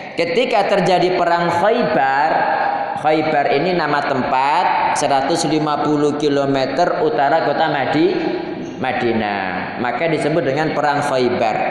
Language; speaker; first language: Indonesian; non-native, local second language; Javanese